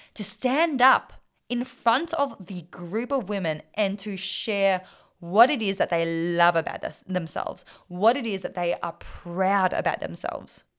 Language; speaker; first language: English; non-native, local second language; Vietnamese